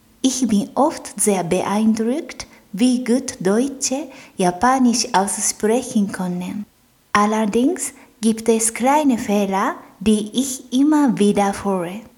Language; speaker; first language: German; non-native, fluent; Japanese